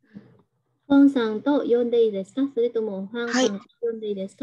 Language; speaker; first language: Japanese; non-native, fluent; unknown